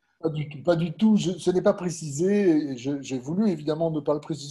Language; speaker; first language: French; native; French